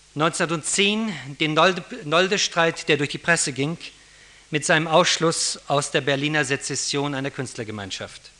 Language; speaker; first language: German; native; German